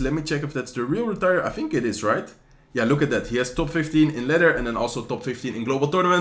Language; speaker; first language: English; non-native, fluent; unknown